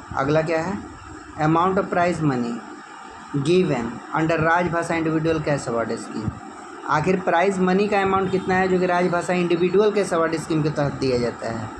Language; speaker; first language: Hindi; native; Hindi